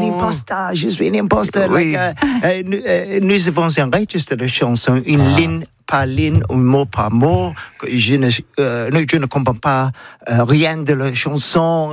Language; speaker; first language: French; non-native, learner; English